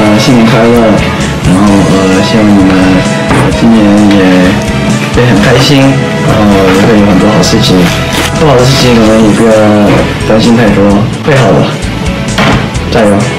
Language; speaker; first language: Chinese; early bilingual, heritage; Chinese